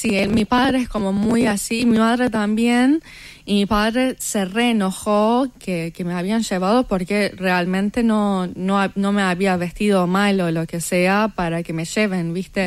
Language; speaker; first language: Spanish; non-native, fluent; Persian